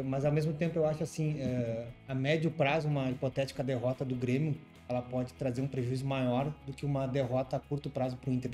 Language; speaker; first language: Portuguese; native; Portuguese